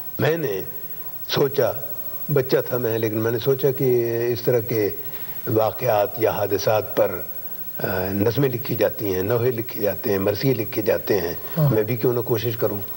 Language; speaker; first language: Urdu; non-native, local second language; Punjabi